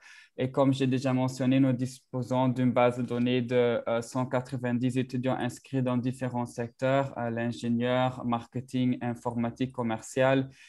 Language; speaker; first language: French; non-native, local second language; Dutch